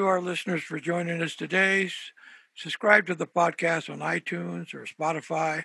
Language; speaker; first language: English; early bilingual, other home language; Spanish